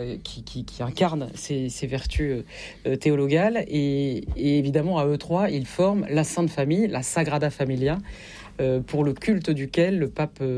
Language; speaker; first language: French; native; French